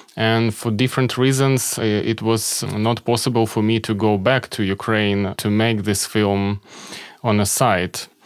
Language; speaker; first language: English; non-native, fluent; Ukrainian